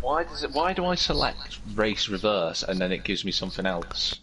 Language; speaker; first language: English; native; English